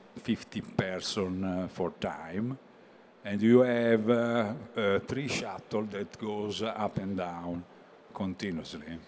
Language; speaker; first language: English; non-native, learner; Italian